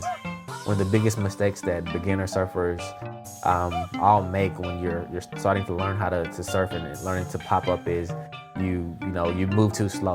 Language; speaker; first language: English; native; English